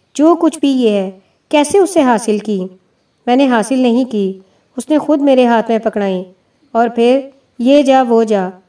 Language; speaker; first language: Urdu; native; Urdu